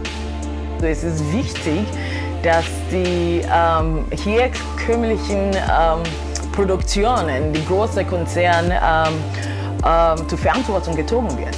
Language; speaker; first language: German; non-native, fluent; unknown